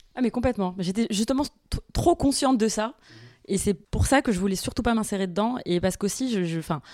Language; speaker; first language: French; non-native, local second language; Arabic